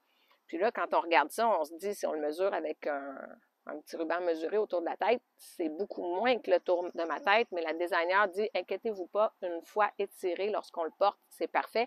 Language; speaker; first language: French; native; French